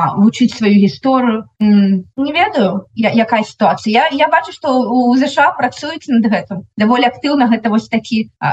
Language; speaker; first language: Belarusian; non-native, local second language; Russian